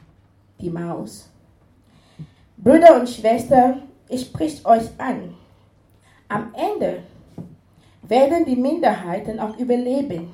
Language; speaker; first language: German; non-native, fluent; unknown